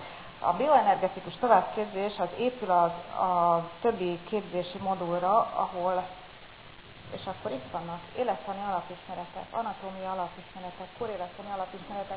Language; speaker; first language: Hungarian; native; Hungarian